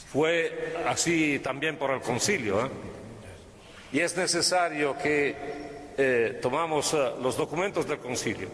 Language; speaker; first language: Spanish; non-native, fluent; Italian